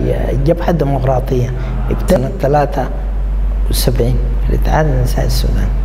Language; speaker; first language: Arabic; native; Arabic